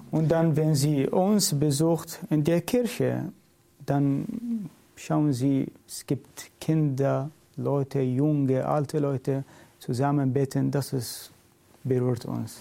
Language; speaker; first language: German; non-native, learner; Syriac